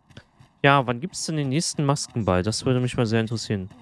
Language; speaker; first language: German; native; German